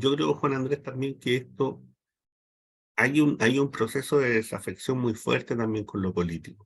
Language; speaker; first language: Spanish; native; Spanish